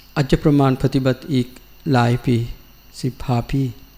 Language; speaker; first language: Thai; non-native, learner; Sinhala